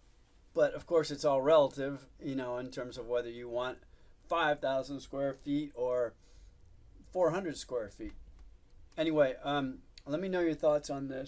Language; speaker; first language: English; native; English